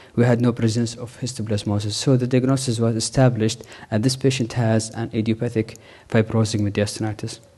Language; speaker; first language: English; non-native, fluent; Arabic